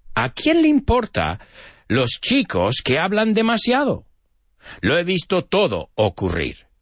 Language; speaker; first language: Spanish; non-native, fluent; English